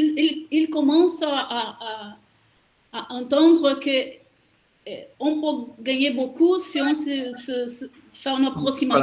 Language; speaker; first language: French; non-native, fluent; Portuguese